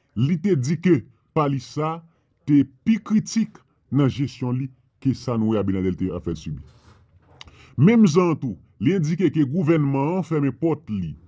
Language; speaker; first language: Haitian Creole; non-native, fluent; Spanish